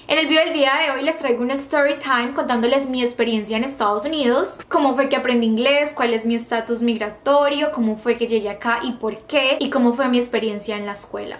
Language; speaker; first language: Spanish; native; Spanish